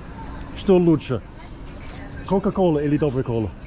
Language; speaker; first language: Russian; non-native, learner; English